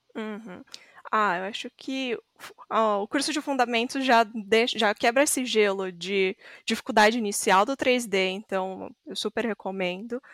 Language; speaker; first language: Portuguese; native; Portuguese